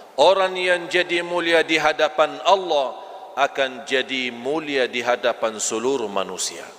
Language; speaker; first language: Malay; non-native, fluent; Arabic